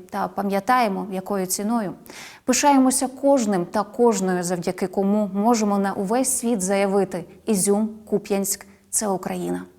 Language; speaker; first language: Ukrainian; native; Ukrainian